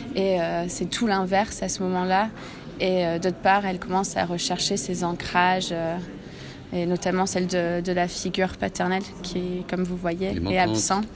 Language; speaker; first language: French; non-native, fluent; English